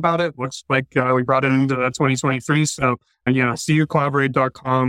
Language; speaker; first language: English; native; English